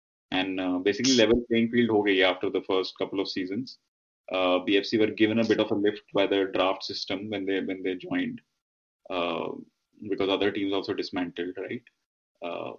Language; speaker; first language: English; non-native, local second language; Hindi